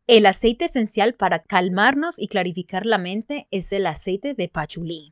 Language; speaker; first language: Spanish; early bilingual, other home language; English